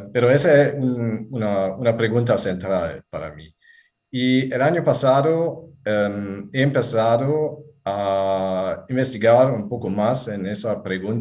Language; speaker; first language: Spanish; non-native, fluent; German